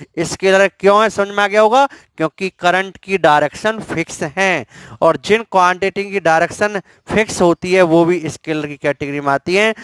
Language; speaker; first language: Hindi; native; Hindi